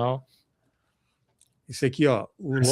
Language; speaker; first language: Portuguese; native; Portuguese